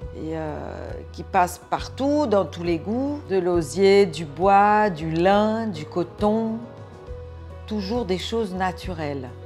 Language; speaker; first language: French; non-native, fluent; Portuguese